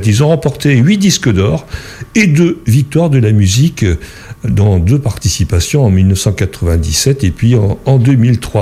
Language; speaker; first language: French; native; French